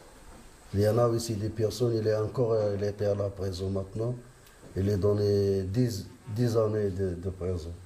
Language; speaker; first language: French; non-native, learner; Arabic